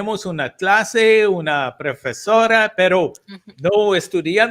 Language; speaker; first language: Spanish; non-native, learner; English